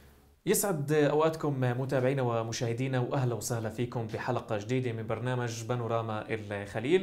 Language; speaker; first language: Arabic; native; Arabic